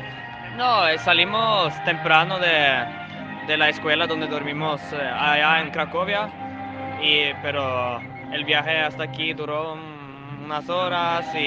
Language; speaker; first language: Spanish; non-native, fluent; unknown